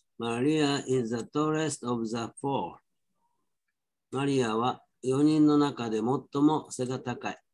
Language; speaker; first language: Japanese; native; Japanese